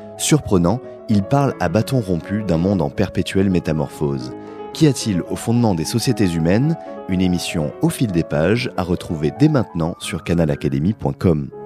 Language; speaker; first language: French; native; French